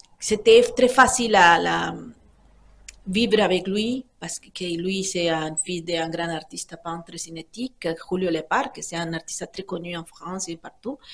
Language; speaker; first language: French; non-native, fluent; Spanish